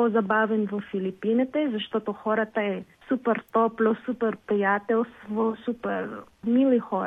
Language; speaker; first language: Bulgarian; non-native, learner; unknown